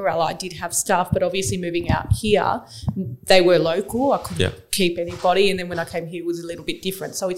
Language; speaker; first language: English; native; English